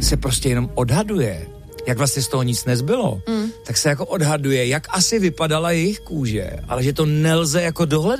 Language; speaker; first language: Czech; native; Czech